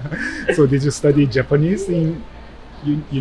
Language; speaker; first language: English; non-native, fluent; Japanese